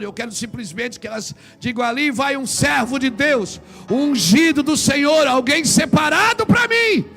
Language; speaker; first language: Portuguese; native; Portuguese